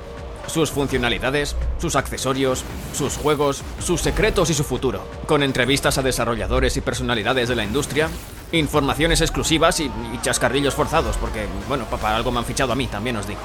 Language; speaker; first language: Spanish; native; Spanish